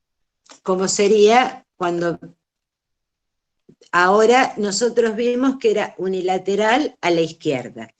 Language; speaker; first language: Spanish; native; Spanish